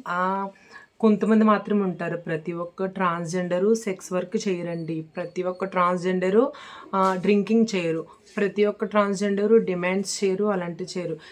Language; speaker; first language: Telugu; native; Telugu